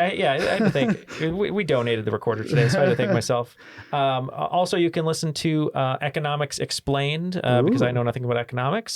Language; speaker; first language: English; native; English